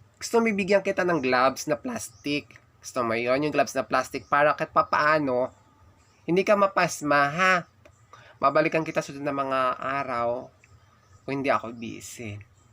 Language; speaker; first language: Filipino; non-native, local second language; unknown